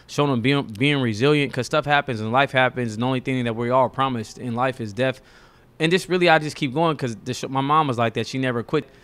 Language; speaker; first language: English; native; English